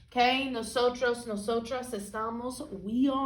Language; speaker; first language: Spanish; non-native, fluent; English